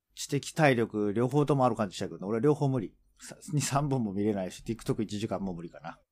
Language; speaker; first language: Japanese; native; Japanese